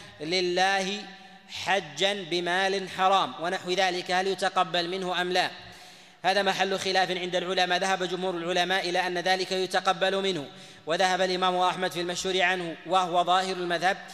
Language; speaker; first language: Arabic; native; Arabic